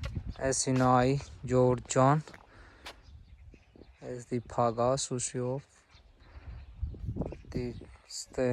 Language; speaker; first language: Armenian; non-native, learner; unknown